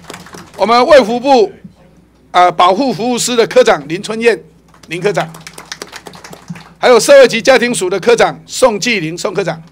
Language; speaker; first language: Chinese; native; Chinese